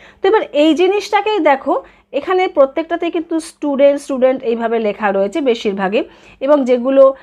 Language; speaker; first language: Bangla; native; Bangla